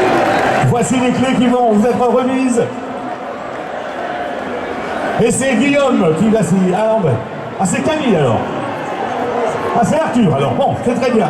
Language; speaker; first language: French; native; French